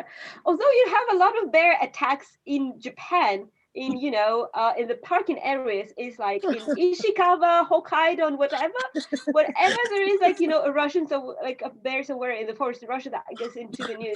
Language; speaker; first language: English; non-native, fluent; Russian